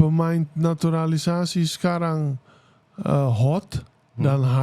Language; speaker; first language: Indonesian; non-native, fluent; Dutch